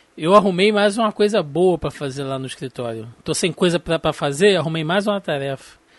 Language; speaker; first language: Portuguese; native; Portuguese